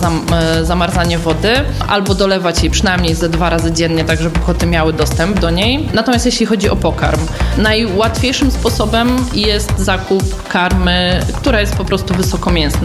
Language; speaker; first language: Polish; native; Polish